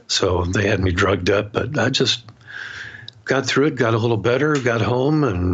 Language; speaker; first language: English; native; English